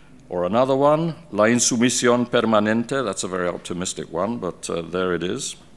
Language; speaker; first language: English; native; English